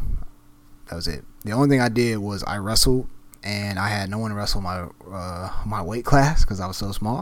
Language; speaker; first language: English; native; English